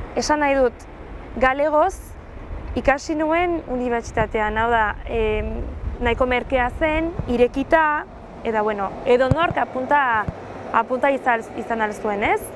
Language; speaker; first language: Basque; non-native, fluent; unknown